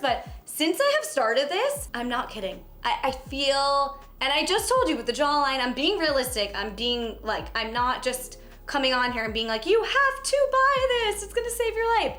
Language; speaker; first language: English; native; English